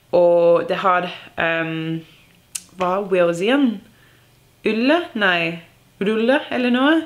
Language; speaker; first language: Norwegian; non-native, learner; English